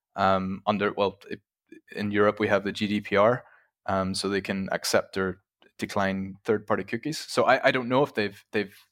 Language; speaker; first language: English; native; English